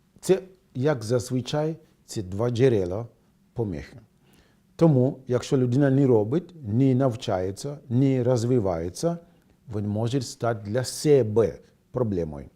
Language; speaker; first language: Ukrainian; non-native, fluent; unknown